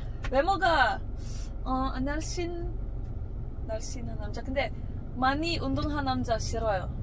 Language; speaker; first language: Korean; non-native, learner; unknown